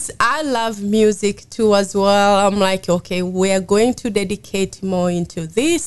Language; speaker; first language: English; non-native, local second language; Swahili